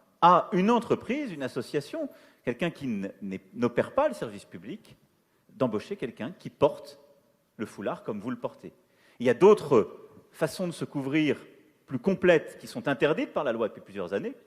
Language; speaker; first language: French; native; French